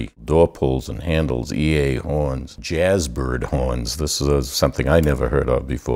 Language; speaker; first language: English; native; English